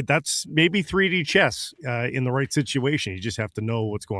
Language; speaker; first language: English; native; English